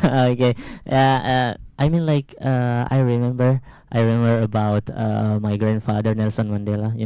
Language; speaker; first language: English; non-native, learner; Indonesian